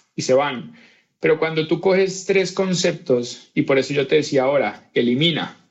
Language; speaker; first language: Spanish; native; Spanish